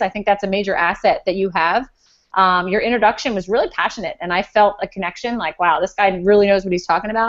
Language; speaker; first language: English; native; English